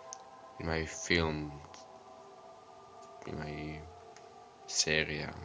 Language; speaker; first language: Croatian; early bilingual, heritage; Croatian